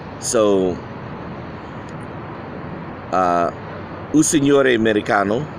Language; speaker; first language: Portuguese; non-native, learner; English